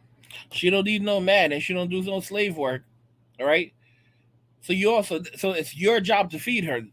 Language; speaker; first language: English; native; English